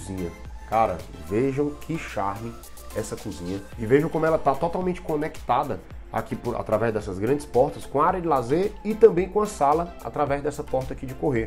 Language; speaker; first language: Portuguese; native; Portuguese